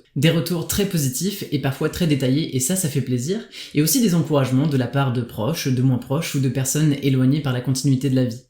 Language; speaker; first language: French; native; French